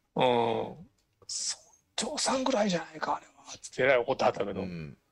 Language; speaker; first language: Japanese; native; Japanese